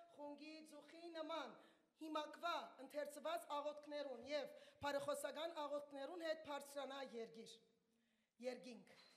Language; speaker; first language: Armenian; early bilingual, heritage; Armenian